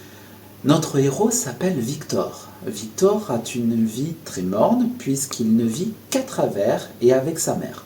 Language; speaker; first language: French; native; French